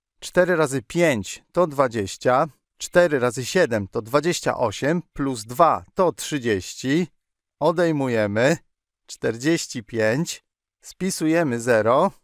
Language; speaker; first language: Polish; native; Polish